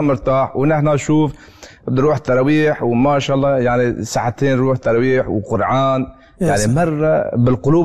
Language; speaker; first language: Arabic; non-native, learner; Turkish